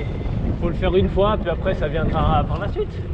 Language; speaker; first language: French; native; French